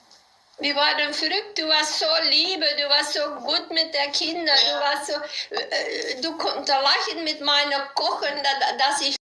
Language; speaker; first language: German; non-native, learner; Dutch